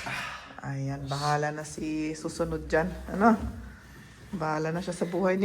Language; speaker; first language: Filipino; non-native, fluent; German